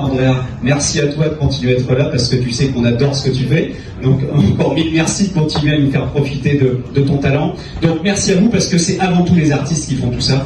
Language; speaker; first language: French; native; French